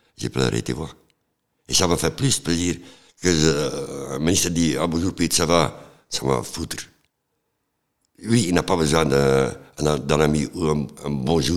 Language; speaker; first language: French; non-native, local second language; Dutch